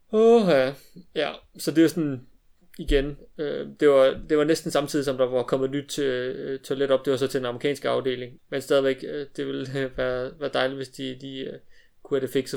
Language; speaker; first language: Danish; native; Danish